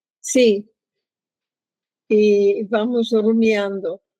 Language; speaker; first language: Spanish; non-native, learner; Portuguese